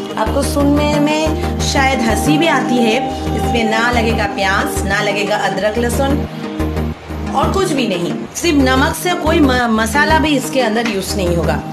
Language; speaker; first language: Hindi; non-native, local second language; Bangla